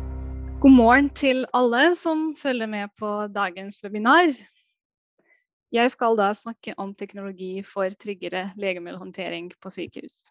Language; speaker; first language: Norwegian; non-native, fluent; Bosnian